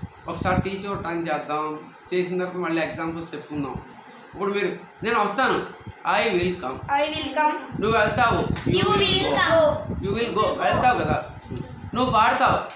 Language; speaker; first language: Telugu; native; Telugu